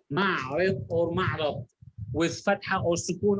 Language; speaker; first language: English; non-native, learner; Arabic